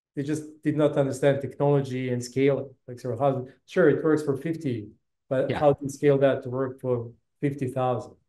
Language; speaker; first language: English; non-native, fluent; Bosnian